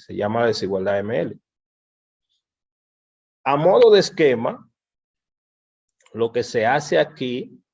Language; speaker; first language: Spanish; native; Spanish